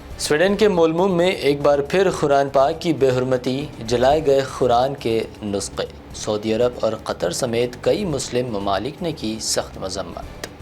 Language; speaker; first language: Urdu; native; Urdu